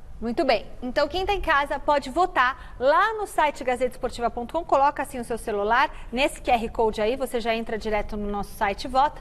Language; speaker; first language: Portuguese; native; Portuguese